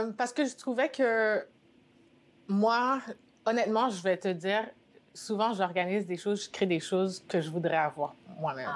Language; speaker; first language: French; early bilingual, other home language; Haitian Creole